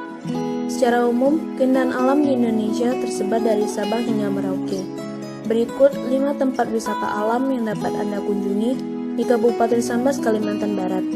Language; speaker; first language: Indonesian; native; Indonesian